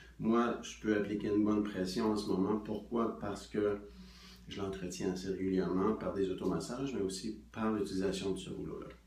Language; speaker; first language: French; native; French